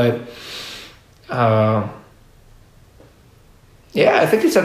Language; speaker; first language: English; native; English